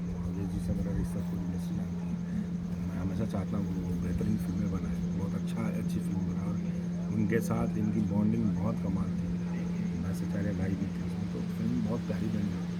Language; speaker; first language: Hindi; native; Hindi